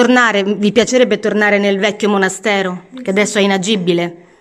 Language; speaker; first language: Italian; native; Italian